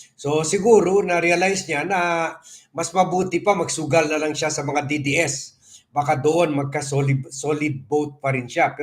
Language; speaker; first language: Filipino; native; Filipino